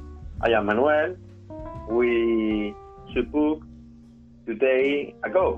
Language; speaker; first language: English; non-native, learner; Spanish